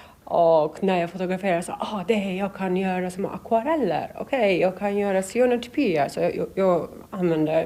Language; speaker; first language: Swedish; non-native, learner; Turkish